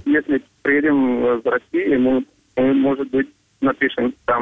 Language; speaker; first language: Russian; non-native, fluent; Romanian